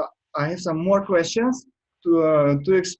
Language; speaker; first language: English; non-native, learner; Russian